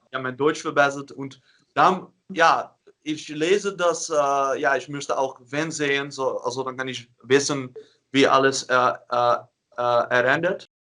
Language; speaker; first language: German; non-native, learner; Dutch